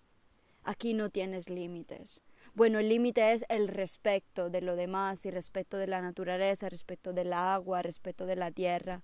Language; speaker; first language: Spanish; non-native, fluent; Italian